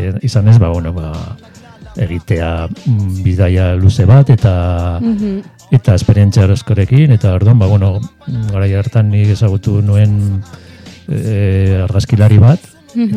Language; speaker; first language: Basque; non-native, local second language; Spanish